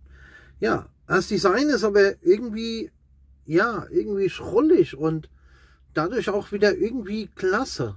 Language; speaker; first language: German; native; German